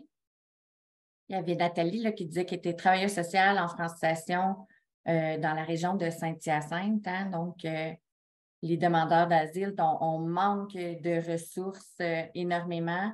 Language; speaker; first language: French; native; French